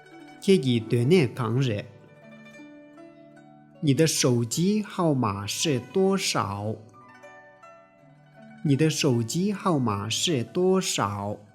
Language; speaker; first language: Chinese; non-native, fluent; Tibetan